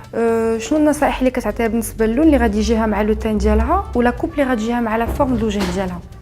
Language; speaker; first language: Arabic; native; Arabic